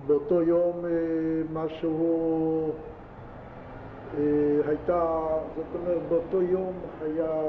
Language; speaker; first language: Hebrew; non-native, fluent; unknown